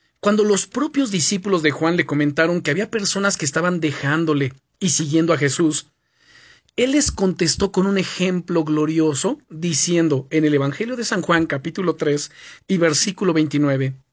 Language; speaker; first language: Spanish; native; Spanish